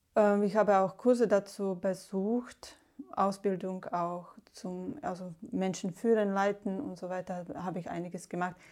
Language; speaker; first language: German; non-native, fluent; Slovak